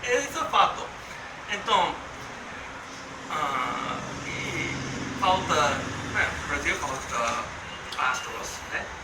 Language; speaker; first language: Portuguese; non-native, learner; Japanese